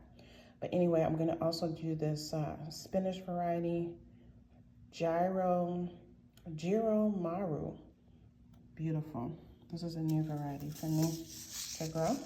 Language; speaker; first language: English; native; English